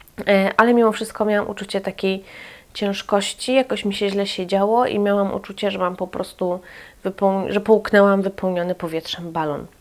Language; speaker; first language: Polish; native; Polish